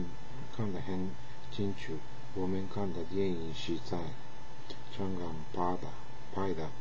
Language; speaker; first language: Chinese; non-native, learner; Japanese